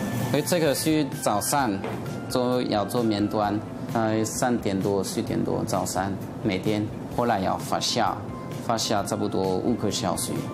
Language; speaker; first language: Chinese; non-native, learner; French